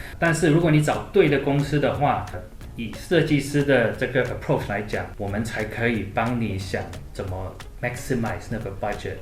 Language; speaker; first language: Chinese; non-native, local second language; English